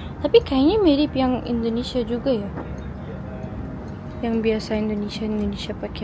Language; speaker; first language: Indonesian; non-native, fluent; German